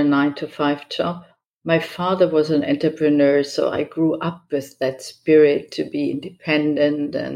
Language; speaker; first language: English; non-native, fluent; German